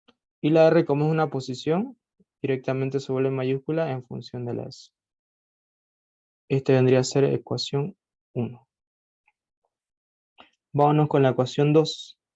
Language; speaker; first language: Spanish; native; Spanish